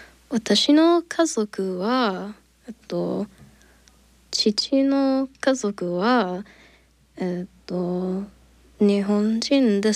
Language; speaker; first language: Japanese; non-native, learner; English